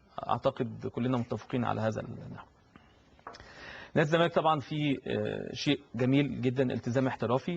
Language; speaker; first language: Arabic; native; Arabic